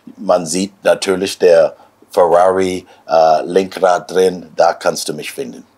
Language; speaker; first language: German; non-native, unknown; English